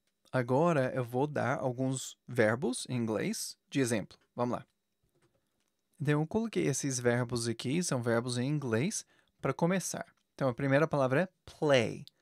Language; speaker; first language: Portuguese; non-native, fluent; English